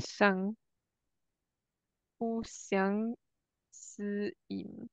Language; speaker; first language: Chinese; non-native, learner; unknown